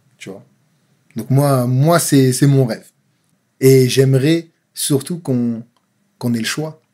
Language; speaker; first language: French; native; French